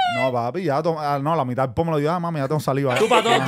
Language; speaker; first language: Spanish; native; Spanish